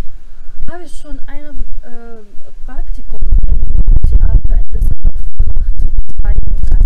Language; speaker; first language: German; non-native, learner; Arabic